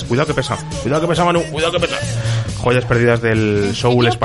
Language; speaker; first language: Spanish; native; Spanish